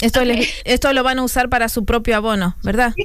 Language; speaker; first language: Spanish; native; Spanish